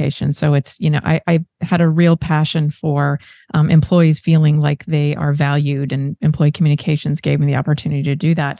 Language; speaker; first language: English; native; English